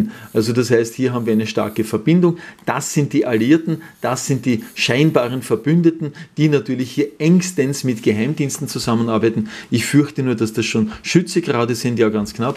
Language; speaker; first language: German; native; German